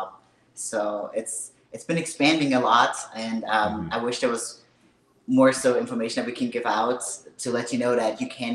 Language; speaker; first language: English; non-native, fluent; German